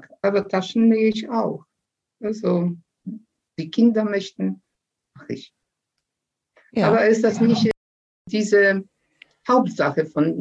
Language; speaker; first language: German; non-native, fluent; Polish